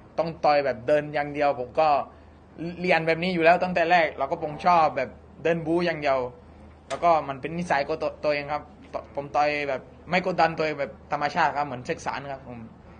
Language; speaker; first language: Thai; non-native, fluent; Spanish